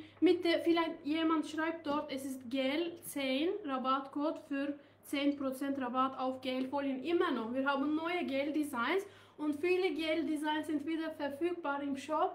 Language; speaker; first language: German; non-native, learner; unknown